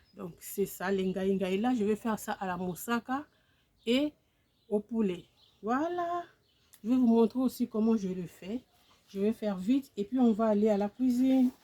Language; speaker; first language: French; non-native, local second language; Lingala